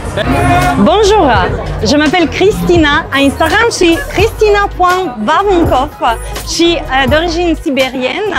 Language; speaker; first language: French; non-native, learner; Russian